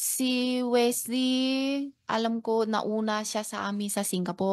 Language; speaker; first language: Filipino; non-native, learner; Chinese